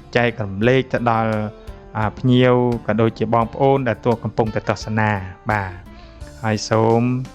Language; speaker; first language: Khmer; native; Khmer